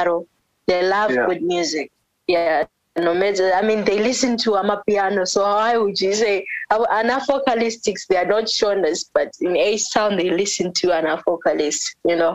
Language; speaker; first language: English; non-native, local second language; North Ndebele